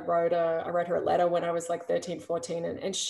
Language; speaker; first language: English; native; English